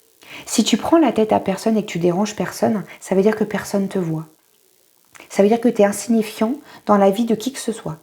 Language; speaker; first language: French; native; French